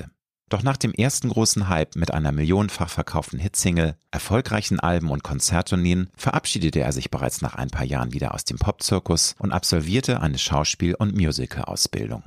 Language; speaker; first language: German; native; German